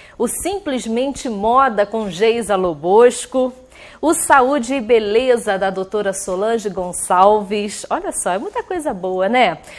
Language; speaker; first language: Portuguese; native; Portuguese